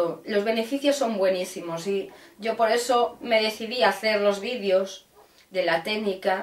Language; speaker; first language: Spanish; native; Spanish